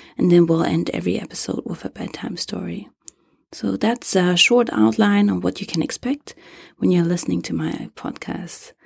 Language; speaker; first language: English; non-native, fluent; German